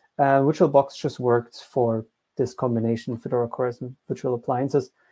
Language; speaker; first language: English; non-native, fluent; German